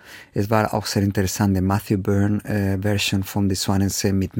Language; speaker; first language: German; non-native, fluent; Spanish